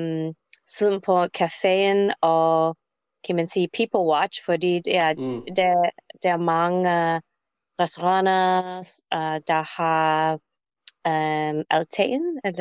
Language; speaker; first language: Danish; non-native, learner; English